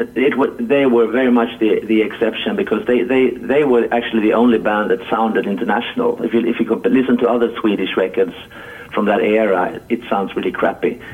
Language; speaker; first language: English; non-native, fluent; Swedish